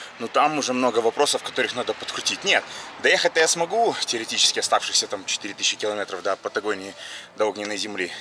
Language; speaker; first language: Russian; native; Russian